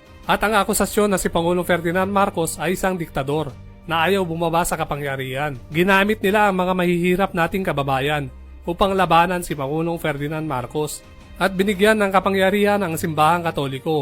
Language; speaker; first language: Filipino; native; Filipino